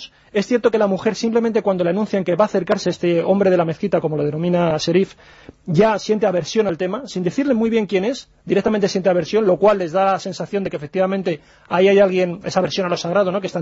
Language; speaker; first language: Spanish; native; Spanish